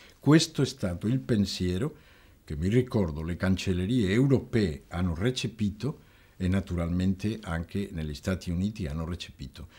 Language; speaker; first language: Italian; non-native, fluent; Spanish